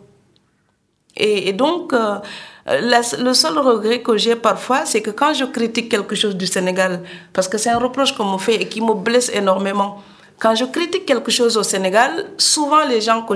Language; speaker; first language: French; non-native, local second language; Serer